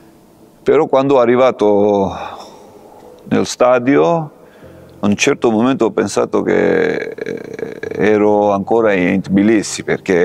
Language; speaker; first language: Italian; non-native, fluent; Georgian